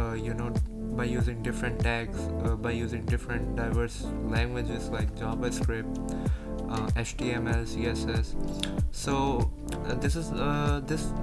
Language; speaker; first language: English; non-native, local second language; Urdu